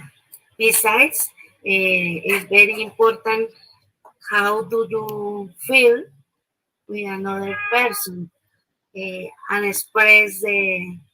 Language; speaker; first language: English; non-native, learner; Spanish